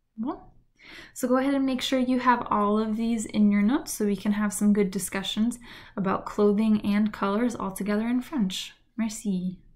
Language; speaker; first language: English; native; English